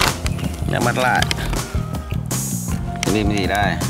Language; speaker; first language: Vietnamese; native; Vietnamese